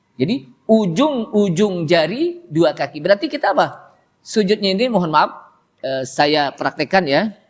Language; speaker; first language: Indonesian; native; Indonesian